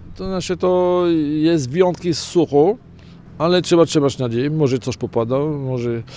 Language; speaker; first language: Polish; non-native, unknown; French